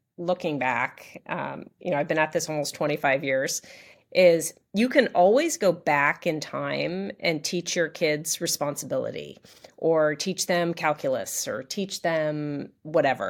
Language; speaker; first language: English; native; English